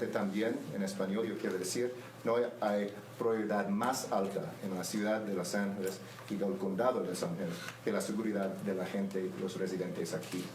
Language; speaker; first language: Spanish; non-native, learner; English